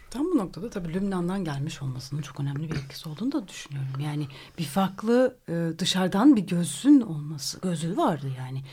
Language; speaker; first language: Turkish; native; Turkish